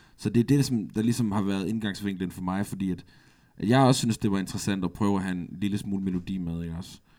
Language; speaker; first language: Danish; native; Danish